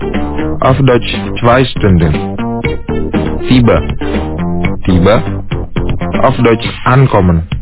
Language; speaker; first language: German; non-native, fluent; Indonesian